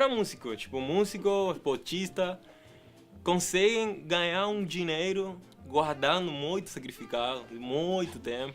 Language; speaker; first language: Portuguese; non-native, fluent; Spanish